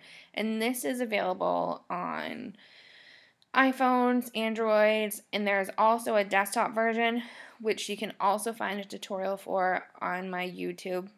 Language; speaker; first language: English; native; English